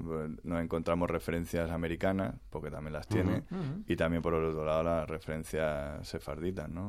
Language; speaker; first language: Spanish; native; Spanish